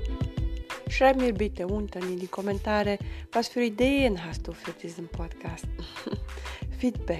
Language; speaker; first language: German; non-native, fluent; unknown